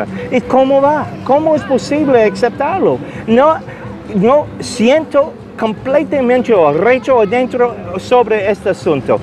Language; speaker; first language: Spanish; non-native, learner; English